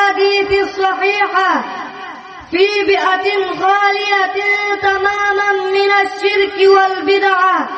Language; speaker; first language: Arabic; non-native, learner; Bangla